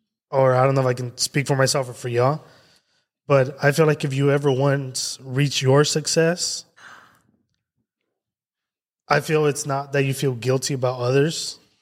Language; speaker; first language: English; early bilingual, other home language; Spanish